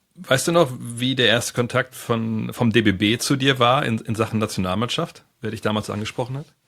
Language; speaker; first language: German; native; German